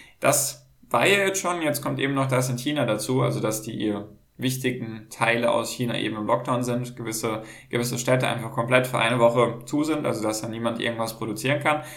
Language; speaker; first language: German; native; German